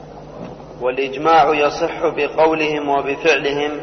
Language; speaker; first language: Arabic; native; Arabic